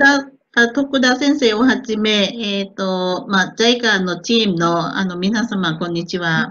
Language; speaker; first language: Japanese; non-native, fluent; Thai